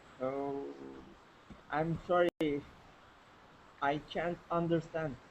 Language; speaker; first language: English; non-native, learner; Turkish